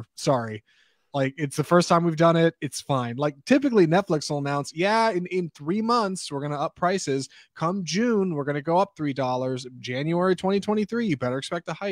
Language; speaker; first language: English; native; English